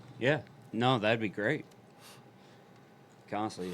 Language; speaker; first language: English; native; English